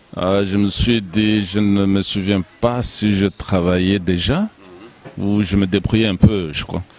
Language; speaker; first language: French; non-native, local second language; Lingala